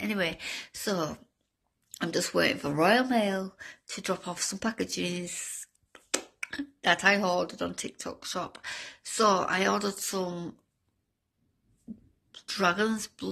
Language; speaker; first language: English; native; English